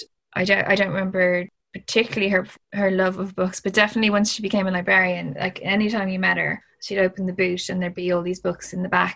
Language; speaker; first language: English; native; English